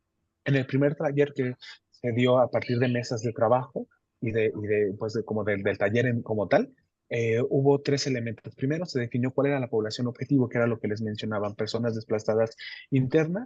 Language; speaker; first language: Spanish; native; Spanish